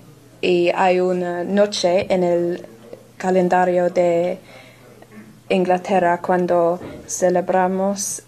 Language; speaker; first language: Spanish; non-native, learner; English